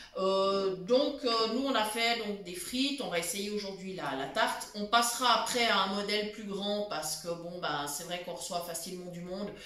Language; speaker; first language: French; native; French